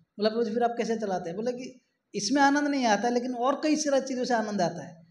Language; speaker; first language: Hindi; non-native, local second language; Marathi